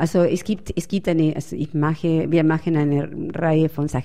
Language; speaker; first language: German; non-native, fluent; Spanish